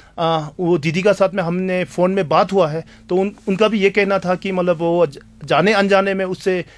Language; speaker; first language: Hindi; non-native, local second language; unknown